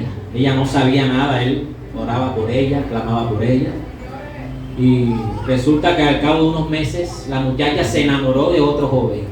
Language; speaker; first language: Spanish; native; Spanish